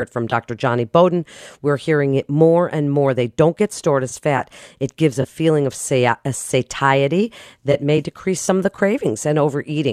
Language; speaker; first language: English; native; English